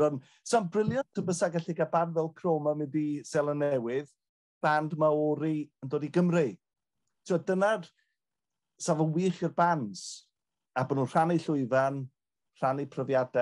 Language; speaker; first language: Welsh; native; Welsh